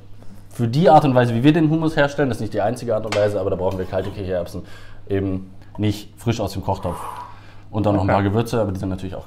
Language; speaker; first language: German; native; German